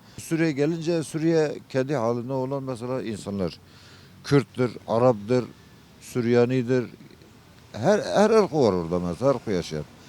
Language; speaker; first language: Turkish; non-native, local second language; Kurdish